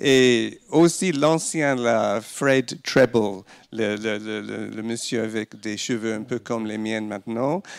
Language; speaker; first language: French; non-native, fluent; English